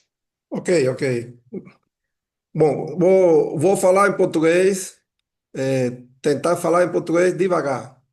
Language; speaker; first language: Portuguese; non-native, fluent; Spanish